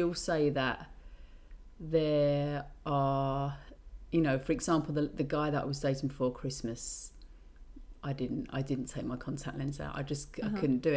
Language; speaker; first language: English; native; English